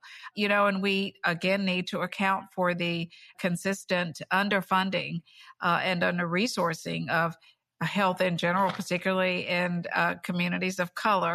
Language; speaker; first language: English; native; English